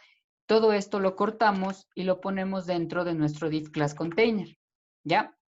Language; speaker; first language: Spanish; native; Spanish